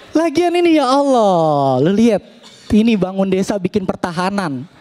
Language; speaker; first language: Indonesian; native; Indonesian